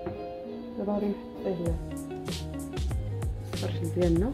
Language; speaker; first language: Arabic; native; Arabic